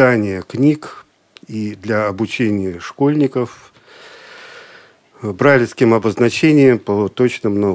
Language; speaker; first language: Russian; native; Russian